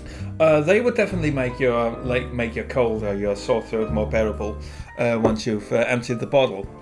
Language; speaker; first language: English; non-native, fluent; Danish